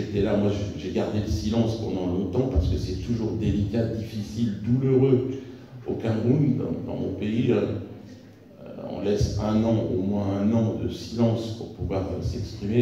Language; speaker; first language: French; native; French